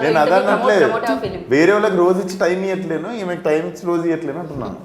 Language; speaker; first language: Telugu; native; Telugu